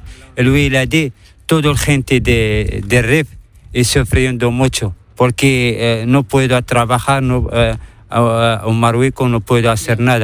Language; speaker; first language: Spanish; non-native, learner; Arabic